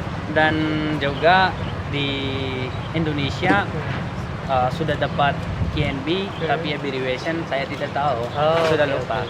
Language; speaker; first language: Indonesian; non-native, learner; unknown